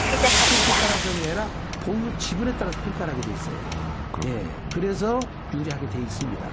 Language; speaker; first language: Korean; native; Korean